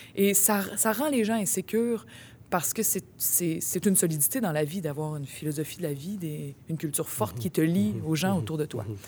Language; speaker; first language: French; native; French